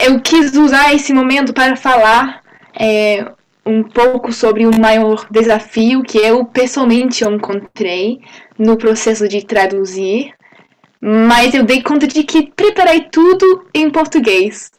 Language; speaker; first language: Portuguese; non-native, fluent; English